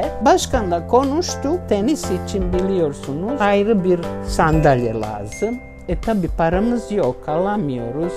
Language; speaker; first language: Turkish; non-native, fluent; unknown